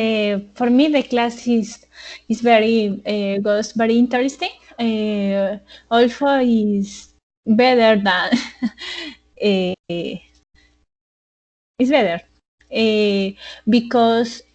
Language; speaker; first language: English; non-native, learner; Spanish